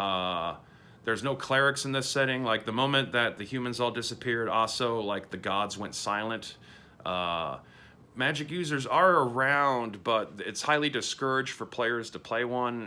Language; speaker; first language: English; native; English